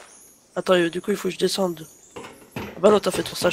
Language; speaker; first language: French; native; French